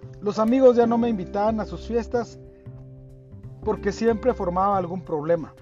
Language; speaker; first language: Spanish; native; Spanish